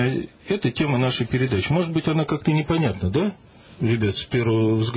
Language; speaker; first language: Russian; native; Russian